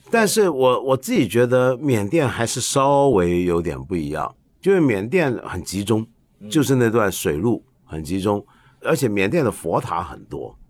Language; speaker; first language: Chinese; non-native, local second language; Cantonese